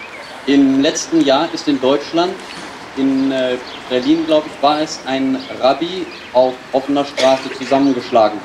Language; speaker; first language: German; native; German